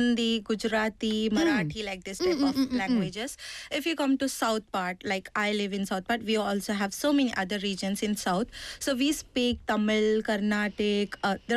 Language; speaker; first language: English; non-native, local second language; Tamil